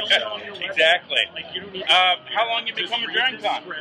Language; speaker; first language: English; native; English